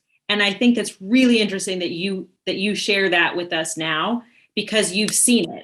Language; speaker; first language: English; native; English